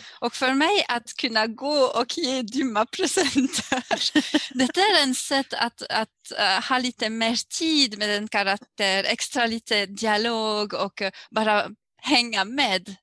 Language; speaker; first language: Swedish; non-native, fluent; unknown